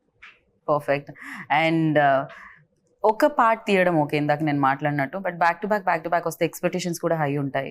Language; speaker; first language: Telugu; native; Telugu